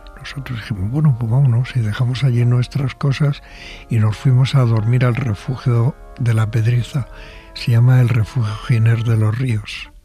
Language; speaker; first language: Spanish; native; Spanish